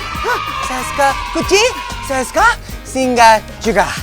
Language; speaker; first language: Indonesian; non-native, learner; Japanese